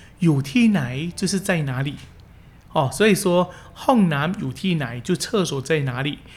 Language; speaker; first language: Chinese; early bilingual, heritage; Chinese